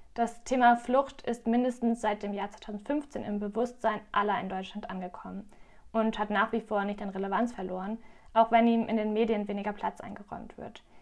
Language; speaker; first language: German; native; German